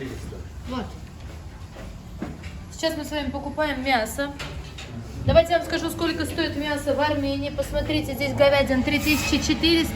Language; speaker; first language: Russian; native; Russian